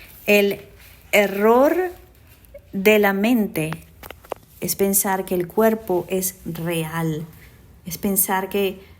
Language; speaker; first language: Spanish; native; Spanish